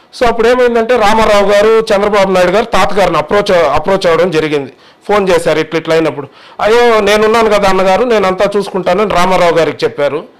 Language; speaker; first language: Telugu; native; Telugu